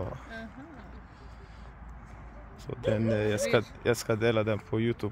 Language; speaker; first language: Swedish; non-native, learner; Turkish